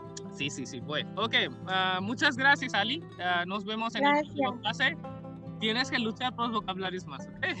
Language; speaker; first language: Spanish; non-native, learner; Hindi